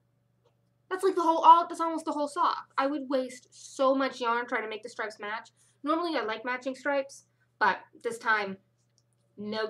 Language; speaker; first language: English; native; English